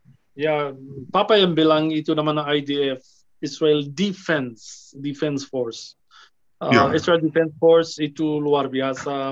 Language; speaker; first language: Indonesian; non-native, fluent; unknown